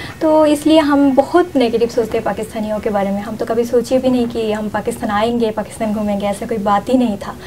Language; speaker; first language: Urdu; non-native, fluent; Bangla